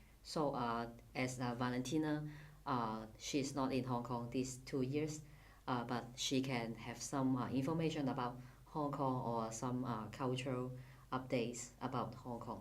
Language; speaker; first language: English; non-native, fluent; Cantonese